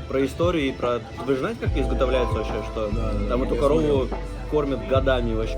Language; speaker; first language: Russian; native; Russian